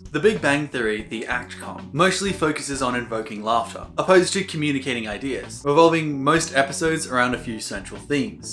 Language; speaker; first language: English; native; English